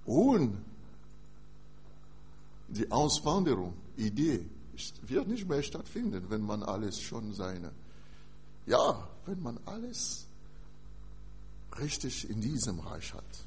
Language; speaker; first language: German; non-native, fluent; French